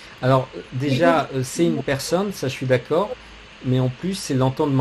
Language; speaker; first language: French; native; French